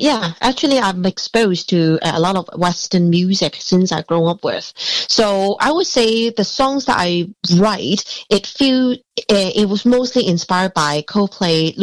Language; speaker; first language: English; non-native, local second language; Cantonese